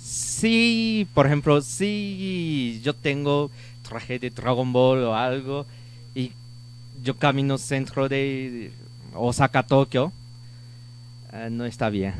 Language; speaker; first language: Spanish; non-native, learner; Japanese